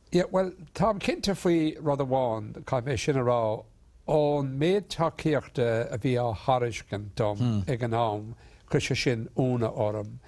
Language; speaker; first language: Irish; non-native, local second language; English